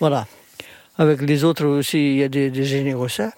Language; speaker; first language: French; non-native, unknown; Indonesian